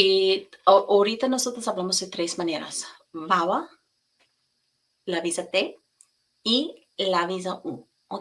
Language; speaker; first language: Spanish; non-native, fluent; English